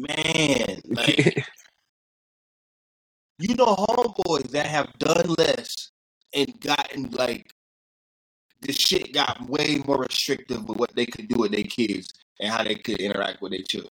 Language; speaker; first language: English; native; English